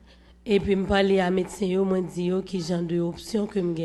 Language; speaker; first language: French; non-native, local second language; Haitian Creole